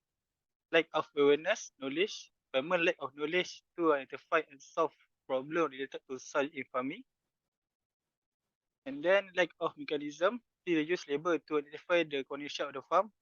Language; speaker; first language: English; non-native, fluent; Malay